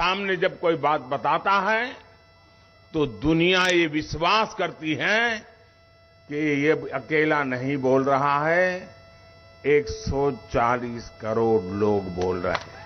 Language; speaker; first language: Hindi; non-native, local second language; Gujarati